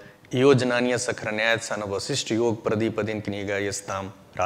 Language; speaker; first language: Russian; non-native, learner; Hindi